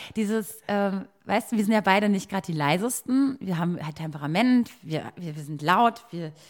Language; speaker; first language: German; early bilingual, other home language; Croatian